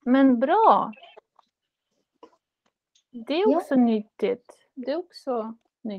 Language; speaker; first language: Swedish; non-native, fluent; Russian